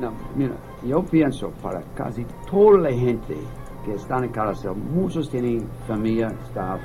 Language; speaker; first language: Spanish; non-native, learner; English